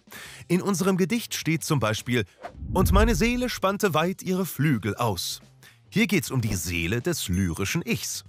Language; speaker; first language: German; native; German